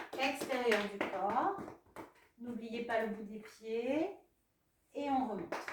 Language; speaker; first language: French; non-native, fluent; Spanish